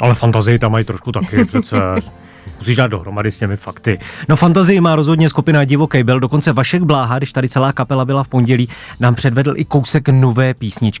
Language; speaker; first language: Czech; native; Czech